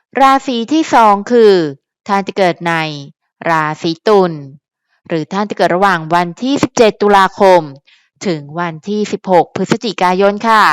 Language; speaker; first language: Thai; native; Thai